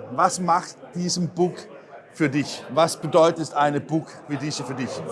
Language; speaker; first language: German; non-native, fluent; Danish